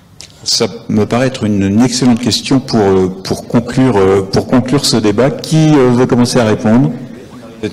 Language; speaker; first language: French; native; French